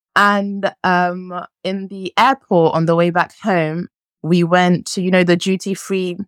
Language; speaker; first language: English; early bilingual, other home language; French